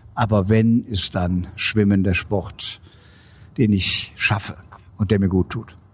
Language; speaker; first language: German; native; German